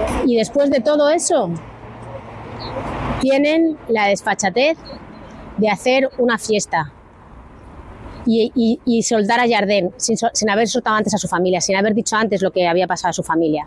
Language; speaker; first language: Spanish; native; Spanish